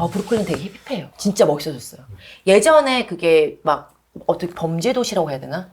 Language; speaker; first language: Korean; early bilingual, other home language; English